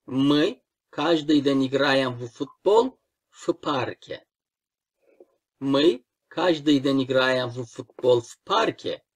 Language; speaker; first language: Russian; non-native, fluent; Turkish